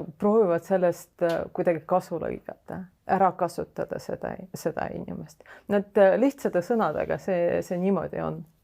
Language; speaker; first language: Estonian; non-native, local second language; Russian